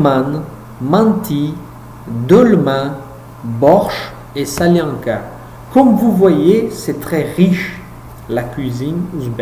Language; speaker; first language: French; non-native, fluent; Uzbek